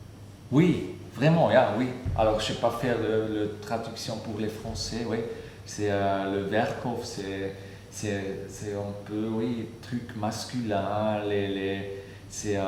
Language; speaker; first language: French; non-native, fluent; German